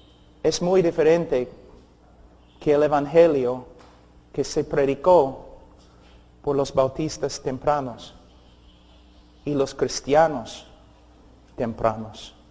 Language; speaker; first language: Spanish; non-native, fluent; English